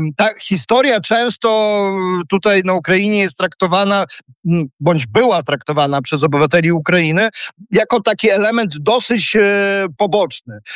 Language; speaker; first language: Polish; early bilingual, heritage; Polish